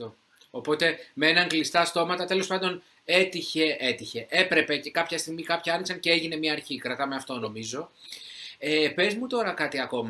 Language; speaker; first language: Greek; native; Greek